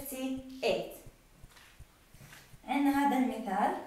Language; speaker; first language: Arabic; native; Arabic